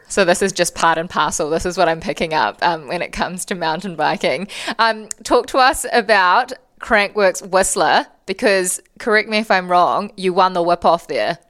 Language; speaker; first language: English; native; English